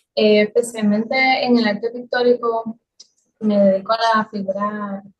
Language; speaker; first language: Spanish; native; Spanish